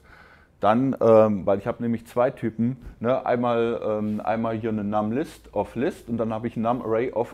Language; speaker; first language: German; native; German